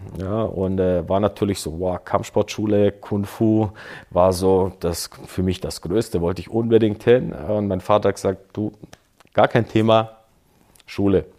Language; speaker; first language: German; early bilingual, other home language; Croatian